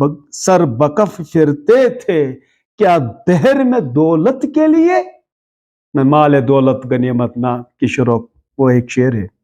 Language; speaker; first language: Urdu; native; Urdu